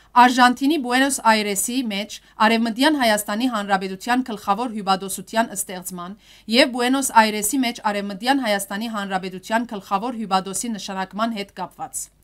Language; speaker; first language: Armenian; early bilingual, heritage; Armenian